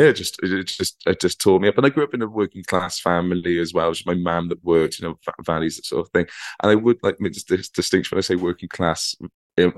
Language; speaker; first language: English; native; English